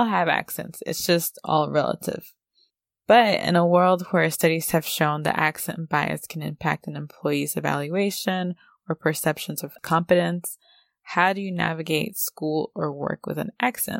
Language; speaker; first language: English; native; English